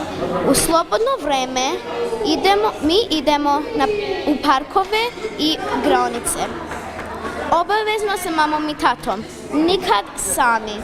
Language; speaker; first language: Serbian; early bilingual, heritage; Serbian